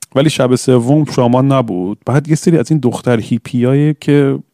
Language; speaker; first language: Persian; early bilingual, other home language; English